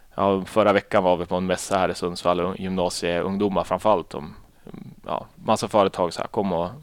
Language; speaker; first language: Swedish; native; Swedish